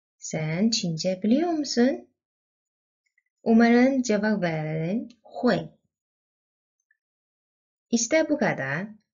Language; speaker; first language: Turkish; non-native, learner; Chinese